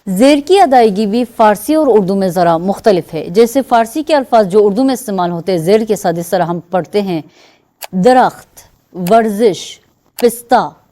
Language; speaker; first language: Urdu; non-native, fluent; Persian